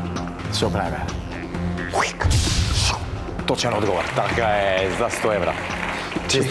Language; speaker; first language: Macedonian; native; Macedonian